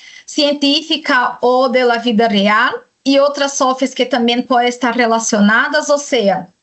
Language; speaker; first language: Spanish; non-native, fluent; Portuguese